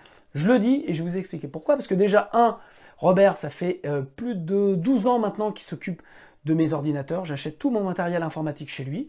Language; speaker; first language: French; native; French